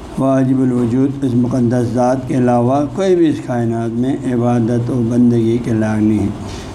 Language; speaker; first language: Urdu; non-native, local second language; Balti